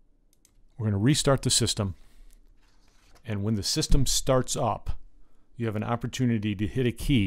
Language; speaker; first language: English; native; English